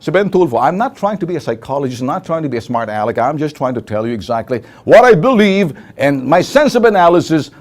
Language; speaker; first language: English; non-native, local second language; Filipino